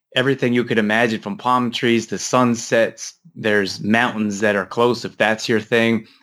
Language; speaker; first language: English; native; English